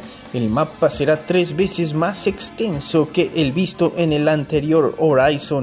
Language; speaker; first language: Spanish; native; Spanish